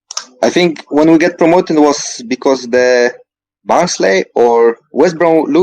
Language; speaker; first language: English; non-native, learner; Polish